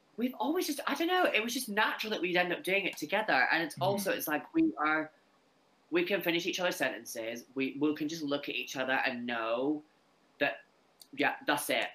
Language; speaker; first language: English; native; English